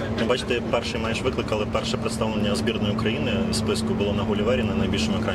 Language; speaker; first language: Ukrainian; native; Ukrainian